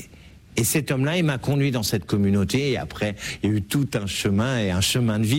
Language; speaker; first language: French; native; French